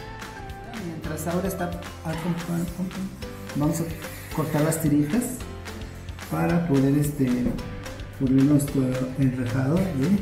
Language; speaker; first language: Spanish; native; Spanish